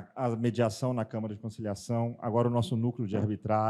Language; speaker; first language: Portuguese; native; Portuguese